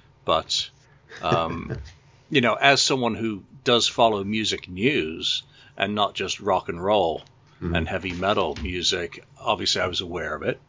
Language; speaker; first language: English; native; English